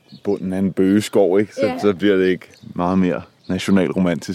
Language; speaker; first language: Danish; native; Danish